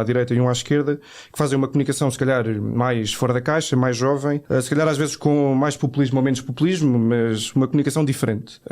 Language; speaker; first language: Portuguese; native; Portuguese